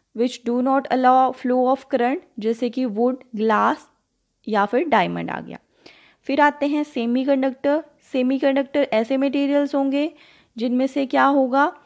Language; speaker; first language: Hindi; native; Hindi